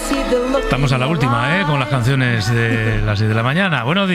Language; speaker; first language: Spanish; native; Spanish